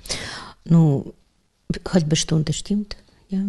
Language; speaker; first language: German; non-native, learner; Russian